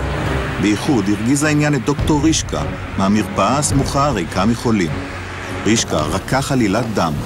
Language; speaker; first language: Hebrew; native; Hebrew